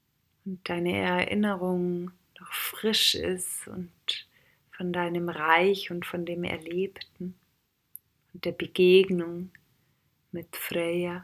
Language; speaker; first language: German; native; German